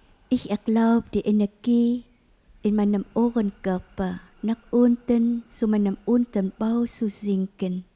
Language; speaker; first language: German; non-native, learner; Vietnamese